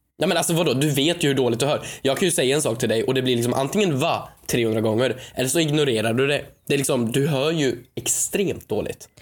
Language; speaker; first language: Swedish; native; Swedish